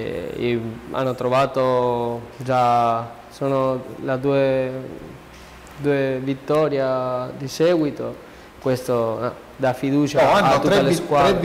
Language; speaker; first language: Italian; non-native, learner; Spanish